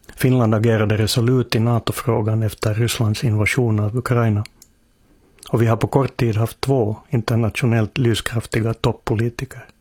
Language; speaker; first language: Swedish; native; Swedish